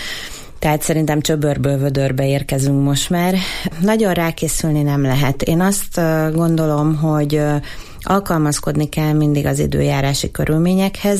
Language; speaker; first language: Hungarian; native; Hungarian